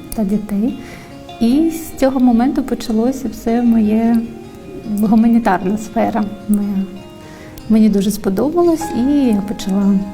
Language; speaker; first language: Ukrainian; non-native, fluent; Georgian